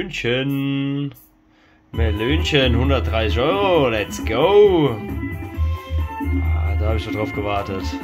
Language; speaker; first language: German; native; German